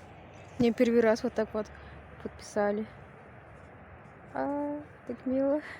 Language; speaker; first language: Russian; non-native, local second language; Kyrgyz